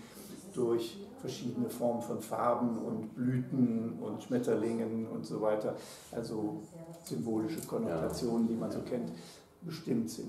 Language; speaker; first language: German; native; German